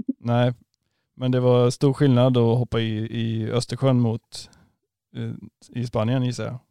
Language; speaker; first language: Swedish; native; Swedish